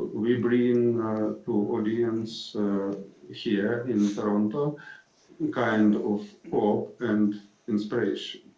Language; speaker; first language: English; non-native, fluent; Ukrainian